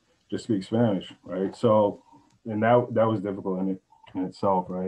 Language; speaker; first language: English; native; English